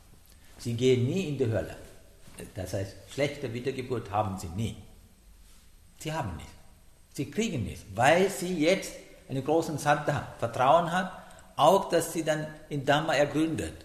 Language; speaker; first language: German; non-native, learner; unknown